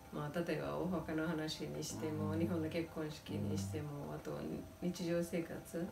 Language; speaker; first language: Japanese; non-native, fluent; Telugu